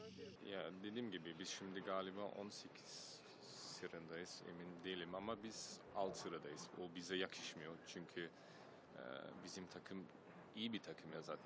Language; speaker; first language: Turkish; early bilingual, heritage; German